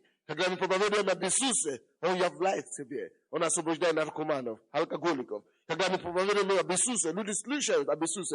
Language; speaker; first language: Russian; non-native, fluent; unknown